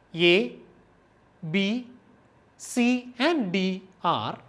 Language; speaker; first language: English; non-native, local second language; Malayalam